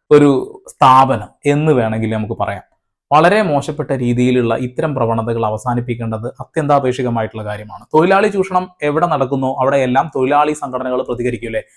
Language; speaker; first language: Malayalam; native; Malayalam